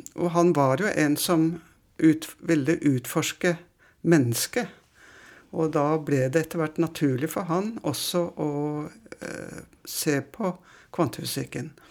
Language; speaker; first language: Norwegian; native; Norwegian